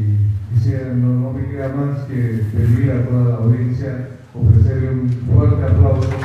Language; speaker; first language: Spanish; native; Spanish